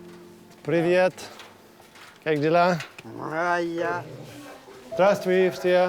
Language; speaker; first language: Russian; non-native, learner; English